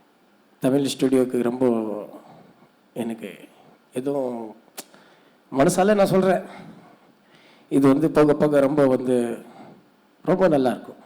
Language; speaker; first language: Tamil; non-native, learner; Urdu